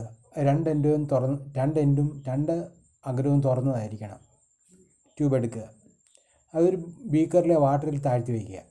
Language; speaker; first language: Malayalam; native; Malayalam